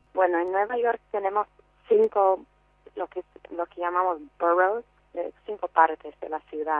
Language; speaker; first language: Spanish; non-native, fluent; English